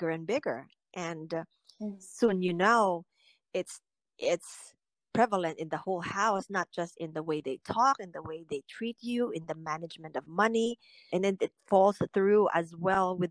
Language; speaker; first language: English; non-native, local second language; Filipino